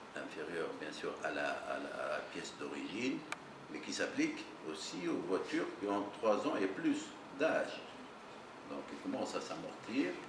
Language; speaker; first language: French; non-native, local second language; Arabic